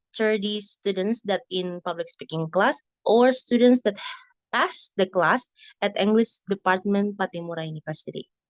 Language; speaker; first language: English; non-native, learner; Indonesian